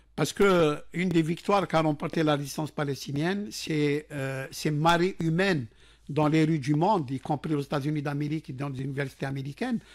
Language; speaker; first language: French; non-native, local second language; Arabic